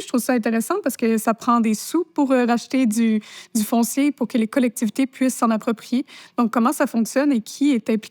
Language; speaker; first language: French; native; French